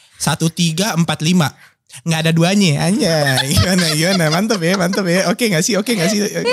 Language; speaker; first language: Indonesian; native; Indonesian